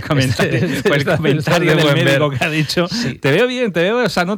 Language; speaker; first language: Spanish; native; Spanish